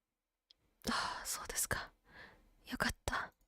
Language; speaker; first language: Japanese; non-native, learner; Vietnamese